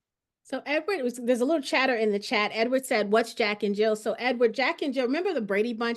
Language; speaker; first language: English; native; English